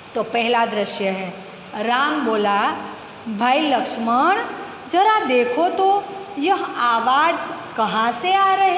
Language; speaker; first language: Hindi; non-native, local second language; Gujarati